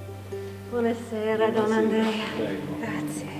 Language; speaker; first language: Italian; non-native, learner; English